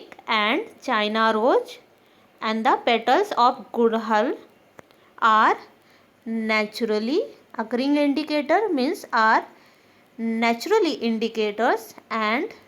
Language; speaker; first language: English; non-native, local second language; Hindi